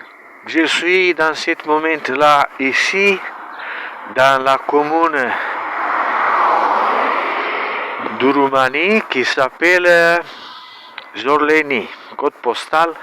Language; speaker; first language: French; non-native, learner; Romanian